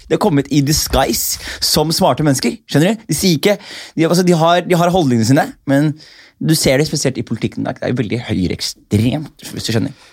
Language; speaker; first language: Norwegian; early bilingual, other home language; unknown